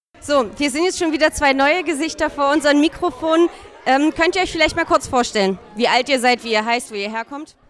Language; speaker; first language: German; native; German